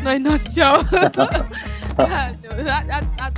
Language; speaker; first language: English; non-native, local second language; Yoruba